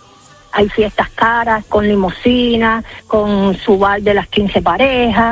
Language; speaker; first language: Spanish; native; Spanish